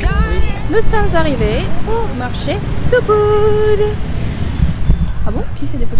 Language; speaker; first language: French; native; French